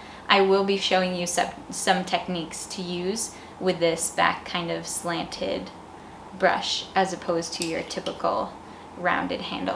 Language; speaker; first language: English; native; English